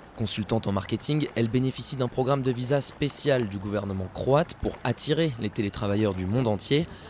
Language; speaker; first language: French; native; French